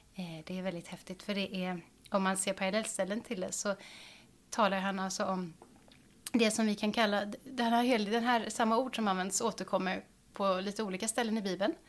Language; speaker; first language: Swedish; native; Swedish